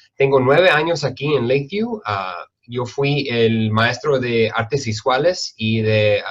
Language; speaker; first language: Spanish; early bilingual, heritage; Spanish